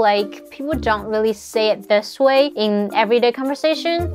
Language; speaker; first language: English; non-native, fluent; Chinese